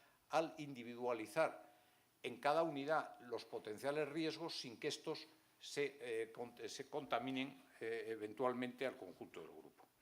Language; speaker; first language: Spanish; native; Spanish